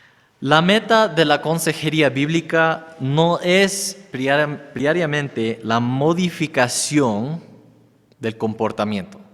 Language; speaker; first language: Spanish; non-native, fluent; English